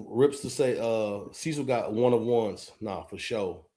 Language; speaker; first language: English; native; English